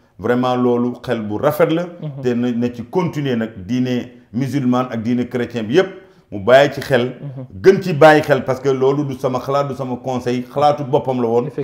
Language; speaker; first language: Wolof; non-native, local second language; Fula